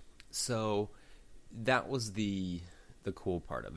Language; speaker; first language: English; native; English